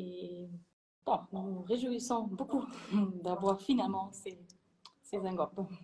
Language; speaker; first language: French; non-native, fluent; German